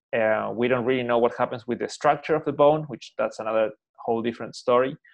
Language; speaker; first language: English; non-native, fluent; Spanish